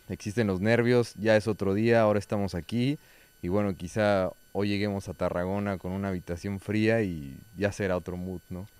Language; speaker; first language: Spanish; native; Spanish